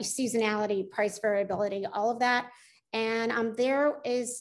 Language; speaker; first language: English; native; English